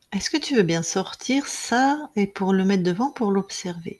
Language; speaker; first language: French; native; French